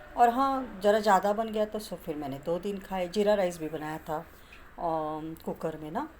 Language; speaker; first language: Hindi; non-native, local second language; Marathi